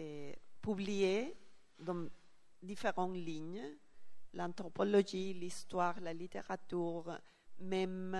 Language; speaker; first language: French; non-native, learner; Spanish